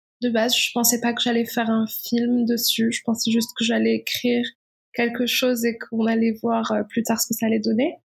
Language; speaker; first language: French; non-native, local second language; Arabic